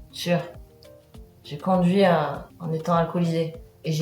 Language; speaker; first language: French; native; French